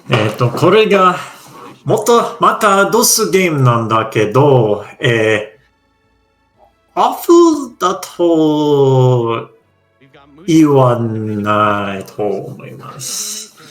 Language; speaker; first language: Japanese; non-native, fluent; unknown